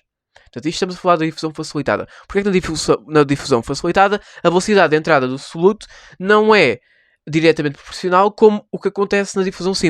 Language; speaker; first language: Portuguese; native; Portuguese